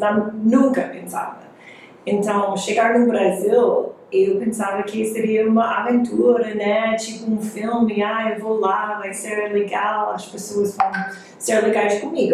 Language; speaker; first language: Portuguese; non-native, fluent; English